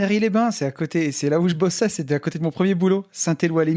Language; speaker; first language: French; native; French